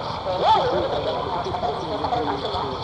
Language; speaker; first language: Russian; non-native, fluent; Lithuanian